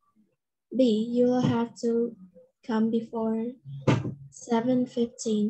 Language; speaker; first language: English; non-native, learner; Vietnamese